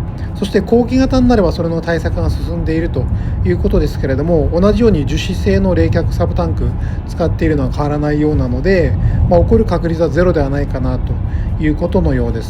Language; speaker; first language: Japanese; native; Japanese